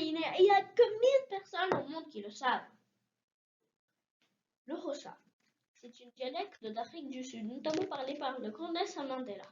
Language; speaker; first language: French; early bilingual, heritage; French